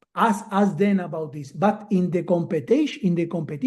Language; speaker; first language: English; non-native, learner; Spanish